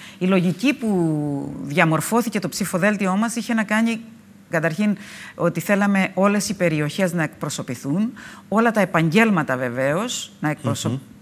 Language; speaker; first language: Greek; native; Greek